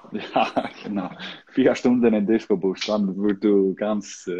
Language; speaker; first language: German; non-native, learner; Icelandic